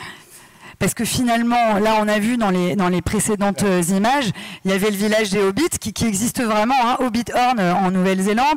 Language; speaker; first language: French; native; French